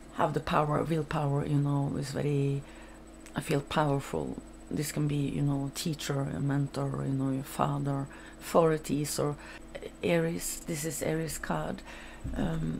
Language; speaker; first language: English; non-native, fluent; Norwegian